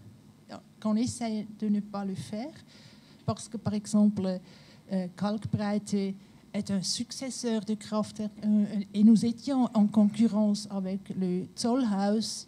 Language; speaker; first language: French; non-native, local second language; German